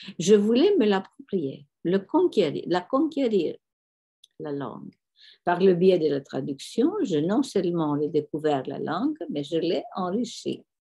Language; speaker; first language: French; non-native, fluent; Greek